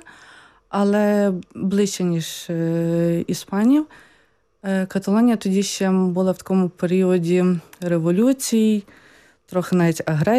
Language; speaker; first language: Ukrainian; native; Ukrainian